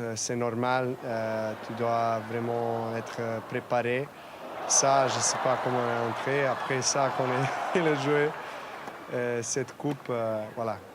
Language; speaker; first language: French; non-native, learner; Serbian